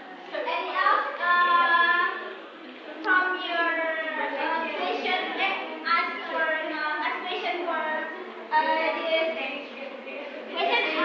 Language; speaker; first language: English; non-native, learner; Indonesian